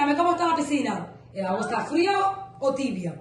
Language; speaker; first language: Spanish; native; Spanish